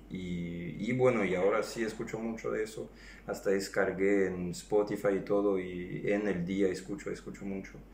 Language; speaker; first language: Spanish; non-native, fluent; French